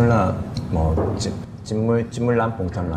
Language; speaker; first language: Vietnamese; non-native, learner; Korean